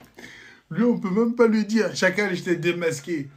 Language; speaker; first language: French; native; French